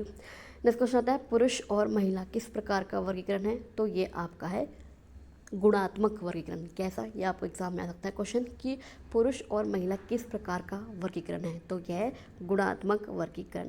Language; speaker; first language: Hindi; native; Hindi